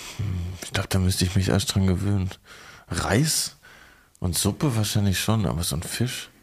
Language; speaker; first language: German; native; German